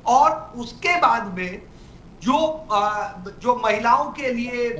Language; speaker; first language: Hindi; native; Hindi